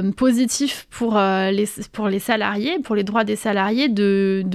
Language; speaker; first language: French; native; French